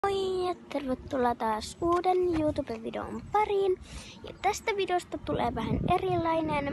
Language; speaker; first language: Finnish; native; Finnish